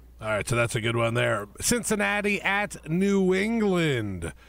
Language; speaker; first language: English; native; English